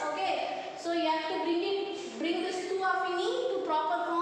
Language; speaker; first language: English; non-native, local second language; Tamil